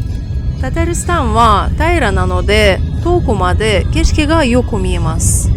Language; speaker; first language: Japanese; non-native, fluent; Tatar